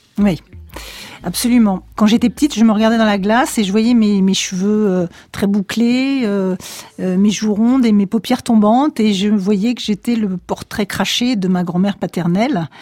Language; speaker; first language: French; native; French